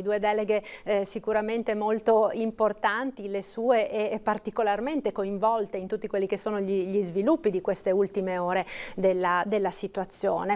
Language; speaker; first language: Italian; native; Italian